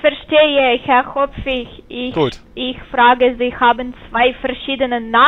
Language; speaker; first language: German; non-native, fluent; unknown